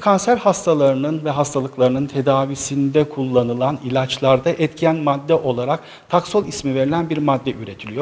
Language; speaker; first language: Turkish; native; Turkish